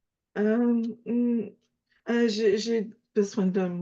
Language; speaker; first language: French; non-native, fluent; English